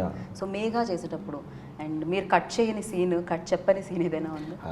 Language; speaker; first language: Telugu; native; Telugu